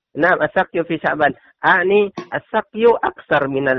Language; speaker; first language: Arabic; non-native, learner; Indonesian